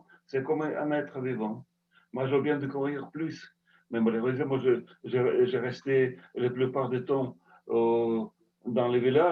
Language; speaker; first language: French; non-native, fluent; Russian